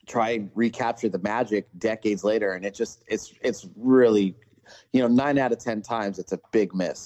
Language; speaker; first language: English; native; English